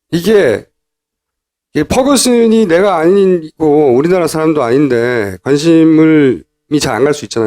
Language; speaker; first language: Korean; native; Korean